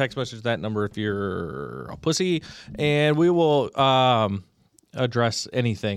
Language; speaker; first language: English; native; English